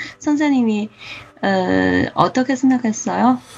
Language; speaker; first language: Korean; non-native, learner; Chinese